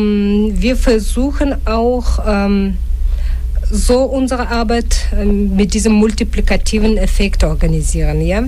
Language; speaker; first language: German; non-native, fluent; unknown